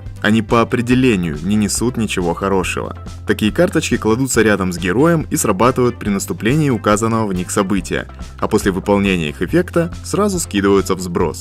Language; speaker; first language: Russian; native; Russian